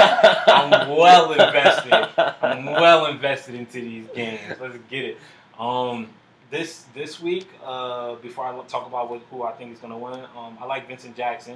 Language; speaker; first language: English; native; English